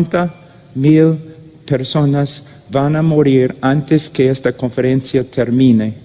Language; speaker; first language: Spanish; non-native, fluent; English